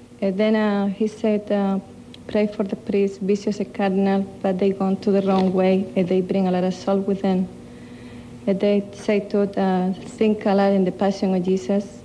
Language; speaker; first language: English; non-native, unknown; Spanish